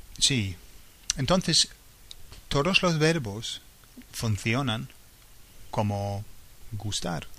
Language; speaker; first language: Spanish; non-native, fluent; English